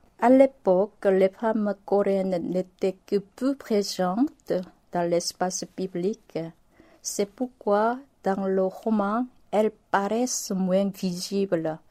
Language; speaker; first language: French; non-native, fluent; Korean